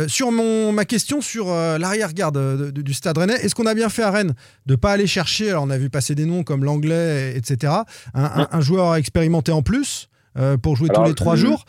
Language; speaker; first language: French; native; French